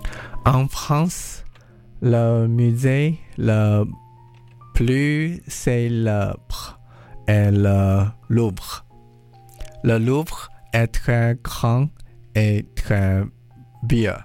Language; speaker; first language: French; non-native, learner; English